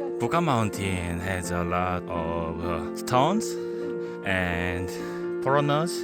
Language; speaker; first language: English; non-native, learner; Korean